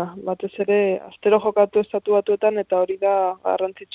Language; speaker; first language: Basque; non-native, local second language; Spanish